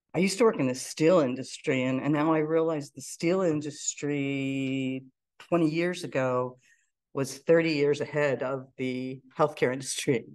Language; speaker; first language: English; native; English